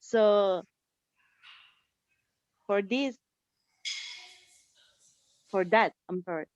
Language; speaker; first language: English; non-native, learner; Spanish